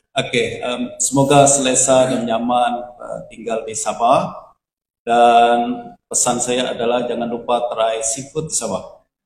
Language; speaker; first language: Indonesian; native; Indonesian